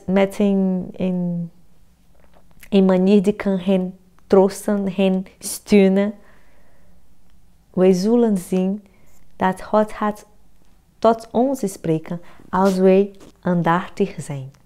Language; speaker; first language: Dutch; non-native, fluent; Portuguese